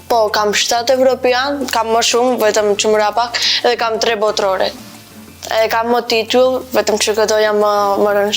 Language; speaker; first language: Albanian; early bilingual, heritage; Albanian